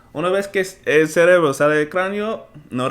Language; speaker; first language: Spanish; non-native, fluent; English